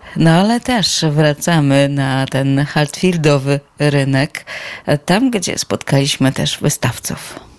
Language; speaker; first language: Polish; native; Polish